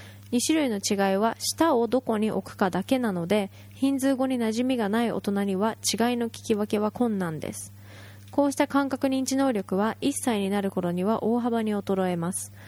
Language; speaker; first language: Japanese; native; Japanese